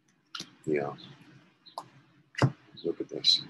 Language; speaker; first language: English; native; English